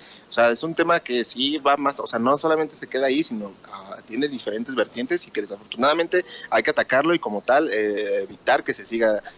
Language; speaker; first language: Spanish; native; Spanish